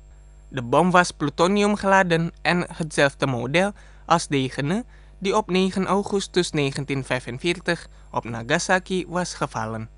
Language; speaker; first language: Dutch; non-native, fluent; Indonesian